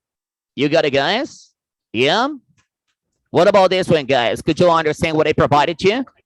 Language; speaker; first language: English; non-native, fluent; Spanish